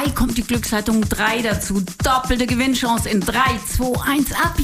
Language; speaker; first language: German; native; German